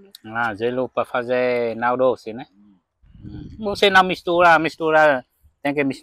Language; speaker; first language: Portuguese; non-native, learner; Vietnamese